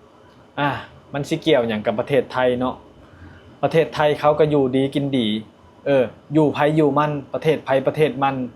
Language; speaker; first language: Thai; non-native, local second language; Lao